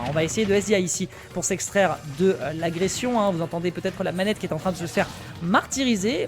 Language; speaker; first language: French; native; French